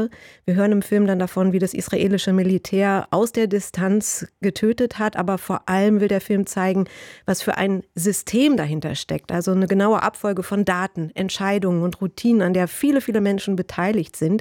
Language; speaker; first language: German; native; German